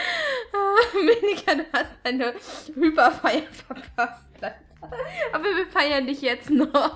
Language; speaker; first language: German; native; German